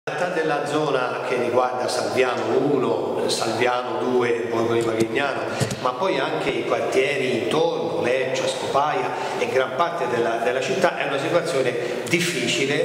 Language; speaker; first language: Italian; native; Italian